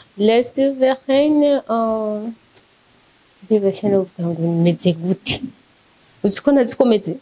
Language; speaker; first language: Rundi; non-native, local second language; Swahili